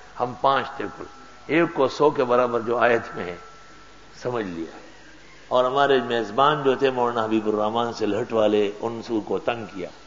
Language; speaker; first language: Urdu; non-native, local second language; Pashto